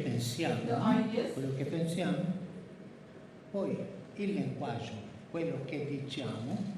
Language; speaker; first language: Italian; early bilingual, heritage; Spanish